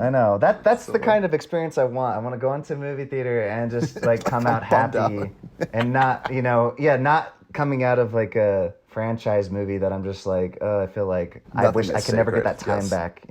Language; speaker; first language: English; native; English